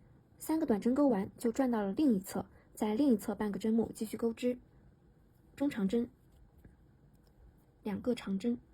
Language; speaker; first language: Chinese; native; Chinese